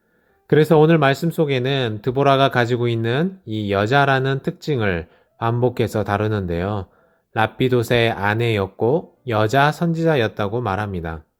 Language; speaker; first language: Korean; native; Korean